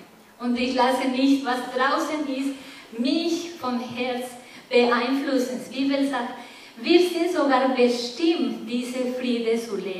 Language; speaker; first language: German; non-native, fluent; Spanish